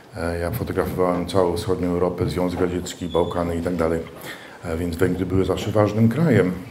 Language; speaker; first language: Polish; early bilingual, heritage; Polish